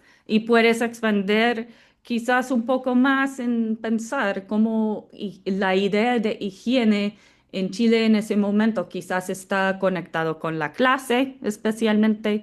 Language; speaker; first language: Spanish; non-native, fluent; English